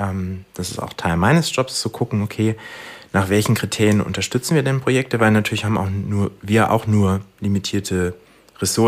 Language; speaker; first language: German; native; German